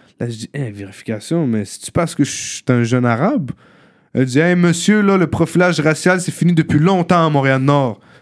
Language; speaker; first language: French; early bilingual, other home language; Arabic